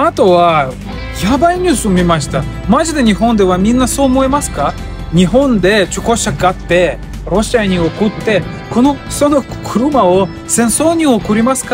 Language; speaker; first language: Japanese; non-native, learner; Russian